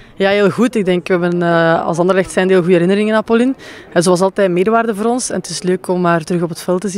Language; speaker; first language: Dutch; native; Dutch